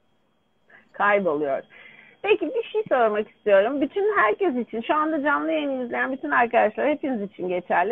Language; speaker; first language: Turkish; native; Turkish